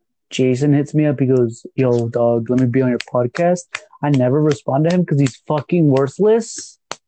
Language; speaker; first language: English; native; English